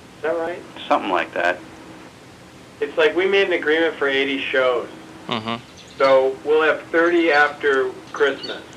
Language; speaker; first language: English; native; English